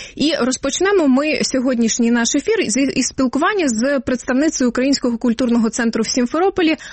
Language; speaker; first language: Ukrainian; native; Ukrainian